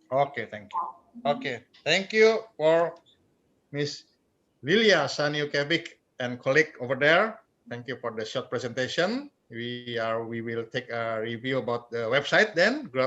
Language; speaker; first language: English; non-native, fluent; Indonesian